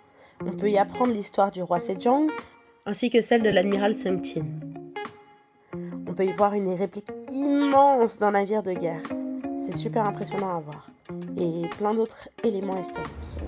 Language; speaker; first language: French; native; French